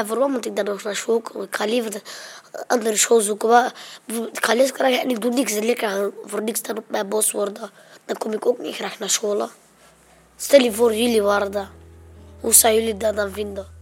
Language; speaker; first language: Dutch; early bilingual, other home language; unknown